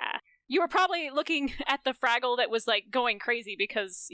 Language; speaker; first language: English; native; English